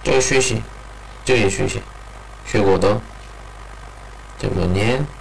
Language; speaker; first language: Chinese; non-native, learner; Korean